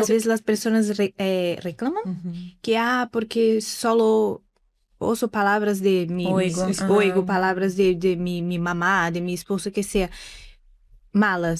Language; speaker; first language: Spanish; non-native, learner; Portuguese